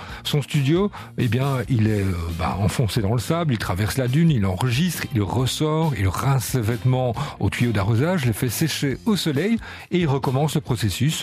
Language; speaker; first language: French; native; French